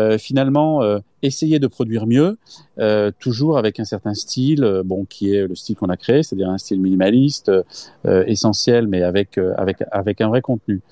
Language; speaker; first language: French; native; French